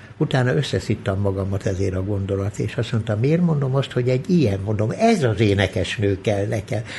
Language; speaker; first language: Hungarian; early bilingual, other home language; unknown